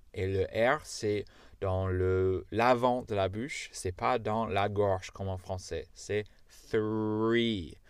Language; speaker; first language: French; non-native, fluent; English